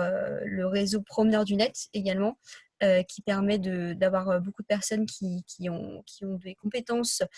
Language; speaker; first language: French; native; French